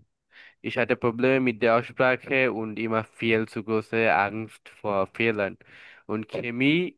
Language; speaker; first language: German; non-native, fluent; Bangla